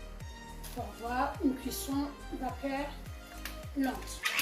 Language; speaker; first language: French; non-native, fluent; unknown